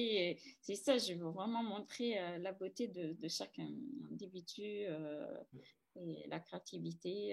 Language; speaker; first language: French; non-native, fluent; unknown